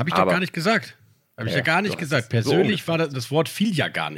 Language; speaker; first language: German; native; German